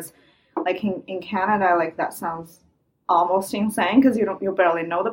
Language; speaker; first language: English; non-native, fluent; Chinese